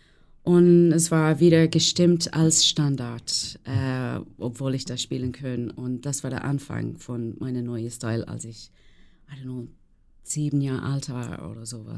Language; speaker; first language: German; non-native, fluent; English